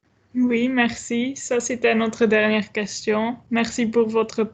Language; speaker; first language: French; non-native, learner; Dutch